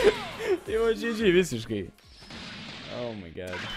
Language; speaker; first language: Lithuanian; native; Lithuanian